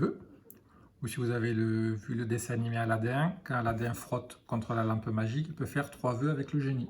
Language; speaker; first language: French; native; French